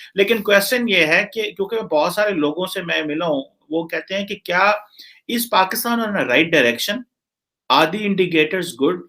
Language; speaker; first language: Urdu; non-native, local second language; Punjabi